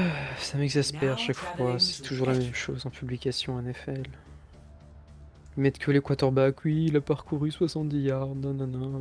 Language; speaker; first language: French; native; French